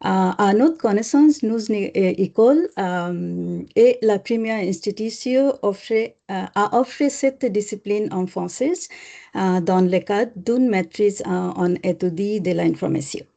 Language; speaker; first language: French; non-native, learner; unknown